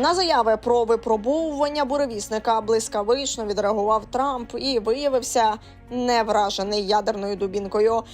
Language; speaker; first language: Ukrainian; native; Ukrainian